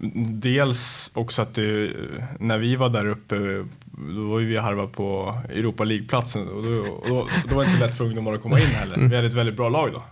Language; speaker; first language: Swedish; native; Swedish